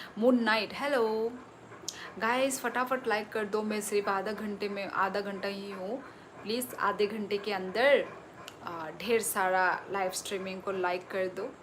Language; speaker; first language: Hindi; non-native, local second language; Kok Borok